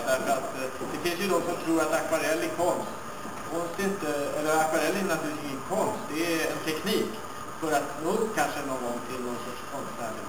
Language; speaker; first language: Swedish; native; Swedish